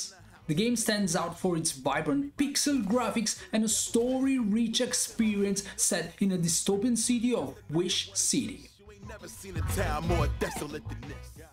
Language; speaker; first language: English; non-native, fluent; Italian